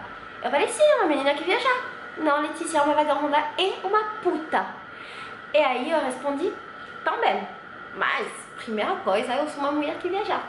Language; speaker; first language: Portuguese; non-native, fluent; French